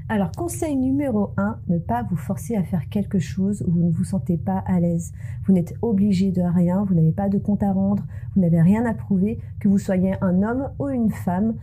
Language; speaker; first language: French; native; French